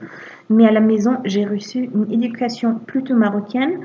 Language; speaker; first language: French; non-native, fluent; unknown